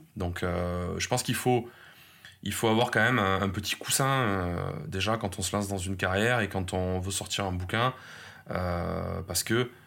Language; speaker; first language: French; native; French